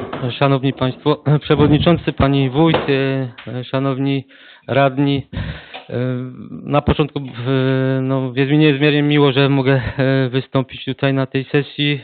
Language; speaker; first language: Polish; native; Polish